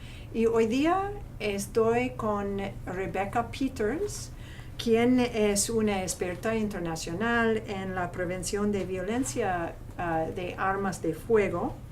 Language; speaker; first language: Spanish; non-native, fluent; English